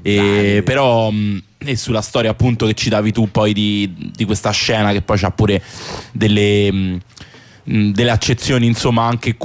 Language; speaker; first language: Italian; native; Italian